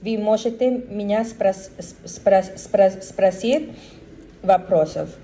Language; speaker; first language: Russian; non-native, learner; Tajik